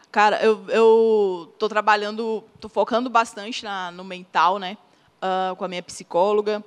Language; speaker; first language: Portuguese; native; Portuguese